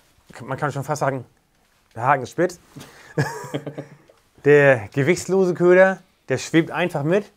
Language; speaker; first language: German; native; German